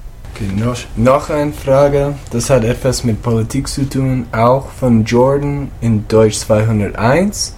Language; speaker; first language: German; non-native, learner; English